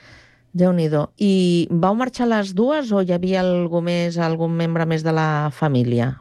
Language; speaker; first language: Catalan; native; Catalan